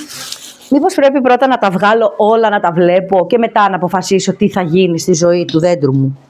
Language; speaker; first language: Greek; native; Greek